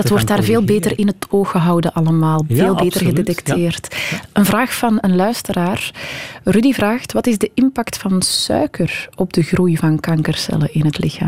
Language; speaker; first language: Dutch; native; Dutch